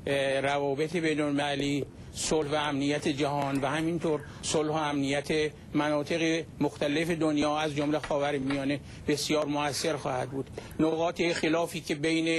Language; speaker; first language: Persian; native; Persian